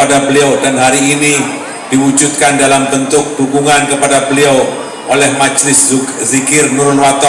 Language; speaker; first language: Indonesian; native; Indonesian